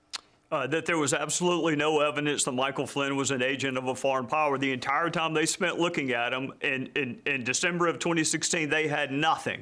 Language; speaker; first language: English; native; English